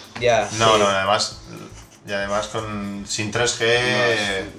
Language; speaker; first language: Spanish; native; Spanish